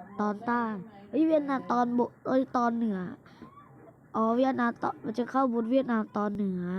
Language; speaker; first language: Thai; native; Thai